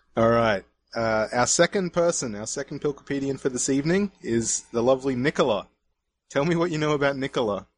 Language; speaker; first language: English; native; English